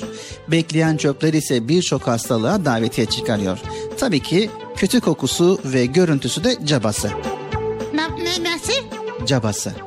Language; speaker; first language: Turkish; native; Turkish